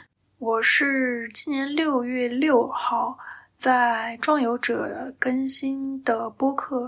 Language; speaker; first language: Chinese; native; Chinese